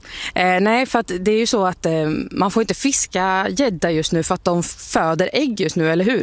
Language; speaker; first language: Swedish; native; Swedish